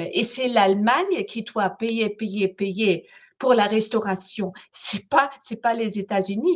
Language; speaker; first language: French; non-native, fluent; German